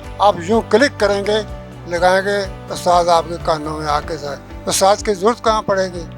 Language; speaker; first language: Urdu; non-native, local second language; Punjabi